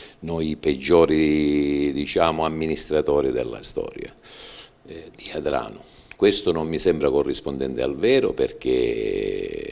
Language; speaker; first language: Italian; native; Italian